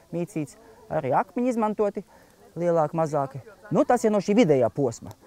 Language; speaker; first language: Latvian; native; Latvian